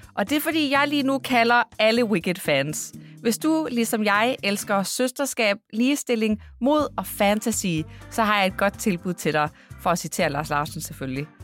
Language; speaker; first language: Danish; native; Danish